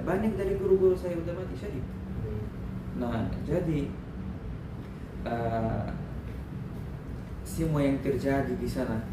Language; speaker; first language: Indonesian; non-native, learner; Arabic